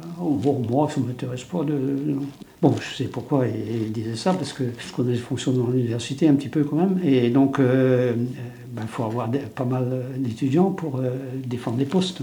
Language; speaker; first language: French; non-native, local second language; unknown